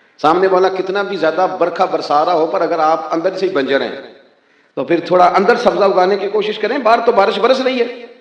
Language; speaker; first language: Urdu; non-native, local second language; Punjabi